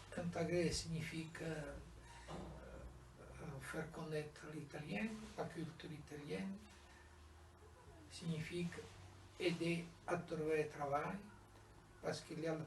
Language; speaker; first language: French; non-native, fluent; Italian